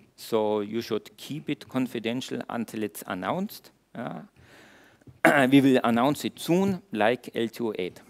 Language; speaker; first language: English; non-native, fluent; German